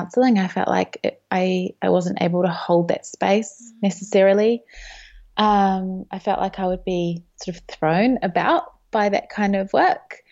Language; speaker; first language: English; native; English